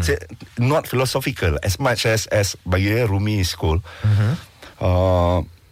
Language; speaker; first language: English; non-native, local second language; Malay